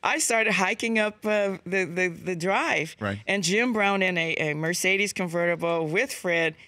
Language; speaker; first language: English; native; English